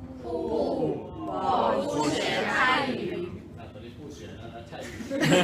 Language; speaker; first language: Chinese; non-native, learner; Thai